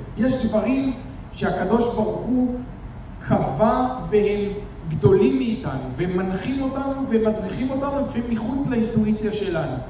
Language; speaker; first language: Hebrew; native; Hebrew